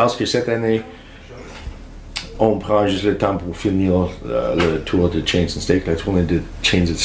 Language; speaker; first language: French; non-native, learner; English